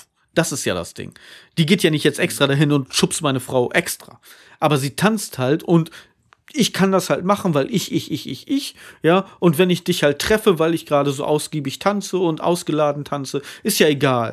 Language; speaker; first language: German; native; German